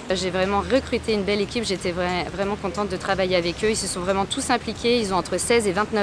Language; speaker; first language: French; native; French